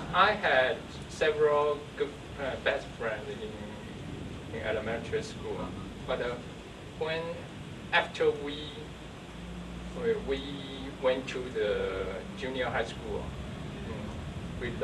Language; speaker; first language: English; non-native, learner; Chinese